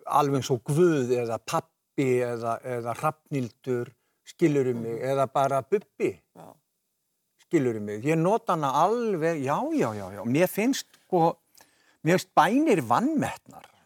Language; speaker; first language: Icelandic; native; Icelandic